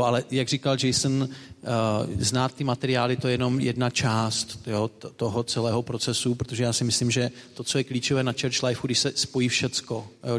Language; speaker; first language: Czech; native; Czech